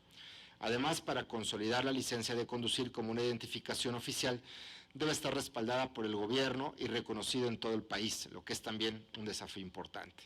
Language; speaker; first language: Spanish; native; Spanish